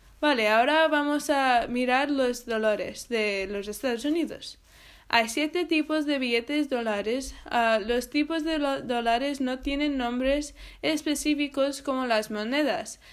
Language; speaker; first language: Spanish; non-native, fluent; English